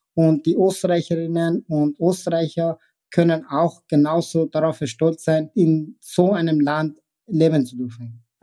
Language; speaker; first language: German; non-native, fluent; Persian